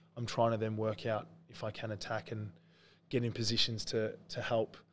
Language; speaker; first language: English; native; English